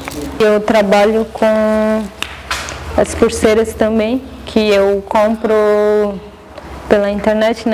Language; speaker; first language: Portuguese; non-native, local second language; Guarani